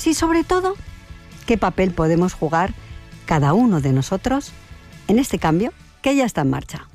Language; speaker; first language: Spanish; native; Spanish